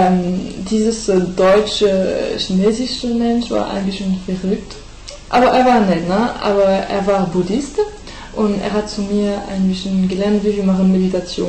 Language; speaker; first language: German; non-native, learner; French